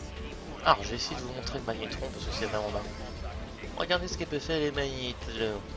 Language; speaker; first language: French; native; French